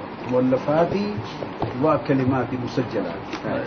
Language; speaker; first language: Arabic; non-native, learner; Urdu